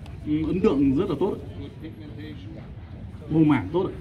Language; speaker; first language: Vietnamese; native; Vietnamese